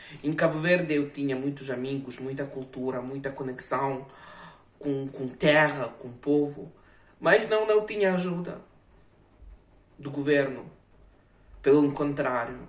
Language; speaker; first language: Portuguese; non-native, fluent; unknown